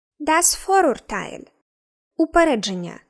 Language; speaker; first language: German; non-native, fluent; Ukrainian